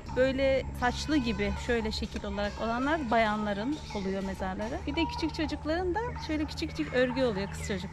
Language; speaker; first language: Turkish; native; Turkish